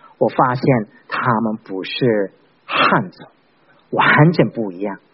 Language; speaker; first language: Chinese; non-native, fluent; Korean